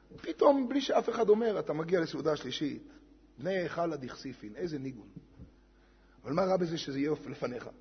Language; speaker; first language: Hebrew; native; Hebrew